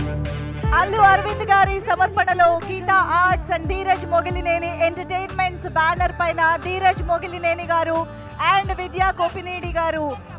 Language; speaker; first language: Telugu; native; Telugu